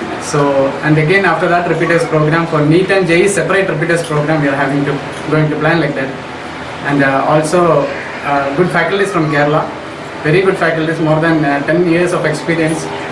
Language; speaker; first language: English; non-native, local second language; Malayalam